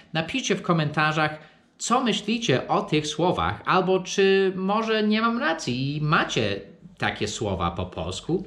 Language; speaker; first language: Polish; non-native, fluent; English